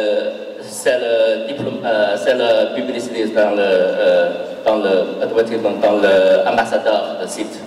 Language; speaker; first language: French; non-native, learner; Chinese